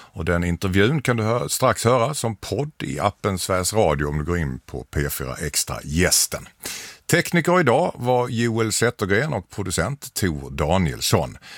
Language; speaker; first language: Swedish; native; Swedish